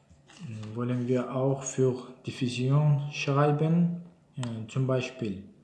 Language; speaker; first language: German; non-native, learner; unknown